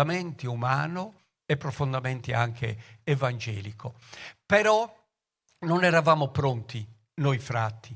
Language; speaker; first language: Italian; native; Italian